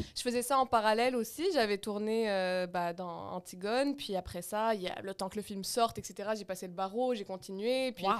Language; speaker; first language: French; non-native, local second language; Arabic